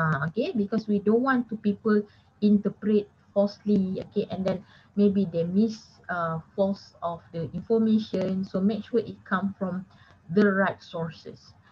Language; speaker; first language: English; non-native, local second language; Malay